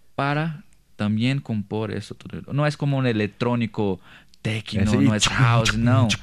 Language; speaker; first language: Spanish; non-native, learner; Portuguese